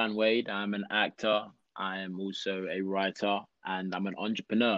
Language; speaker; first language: English; native; English